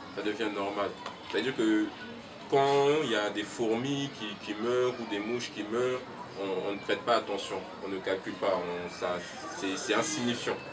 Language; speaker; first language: French; early bilingual, other home language; Lingala